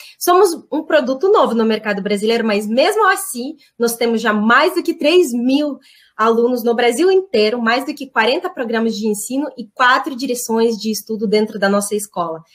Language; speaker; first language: Portuguese; non-native, fluent; Russian